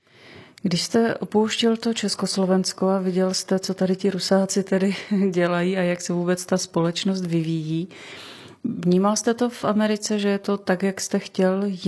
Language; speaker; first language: Czech; native; Czech